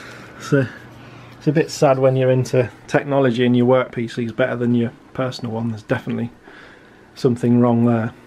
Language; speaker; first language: English; native; English